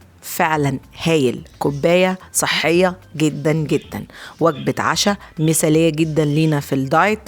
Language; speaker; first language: Arabic; native; Arabic